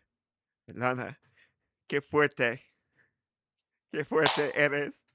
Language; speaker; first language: Spanish; non-native, learner; English